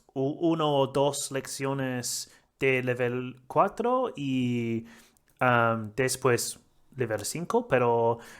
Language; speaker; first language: Spanish; non-native, learner; English